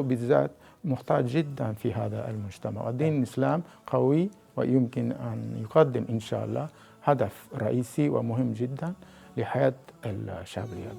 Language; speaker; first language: Arabic; non-native, fluent; Japanese